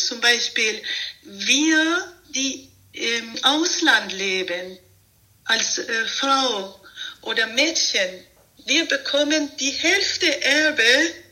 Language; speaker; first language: German; non-native, fluent; Persian